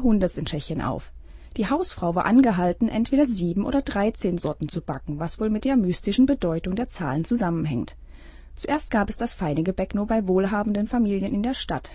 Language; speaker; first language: German; native; German